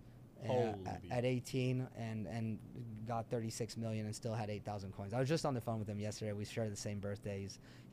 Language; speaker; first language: English; early bilingual, other home language; French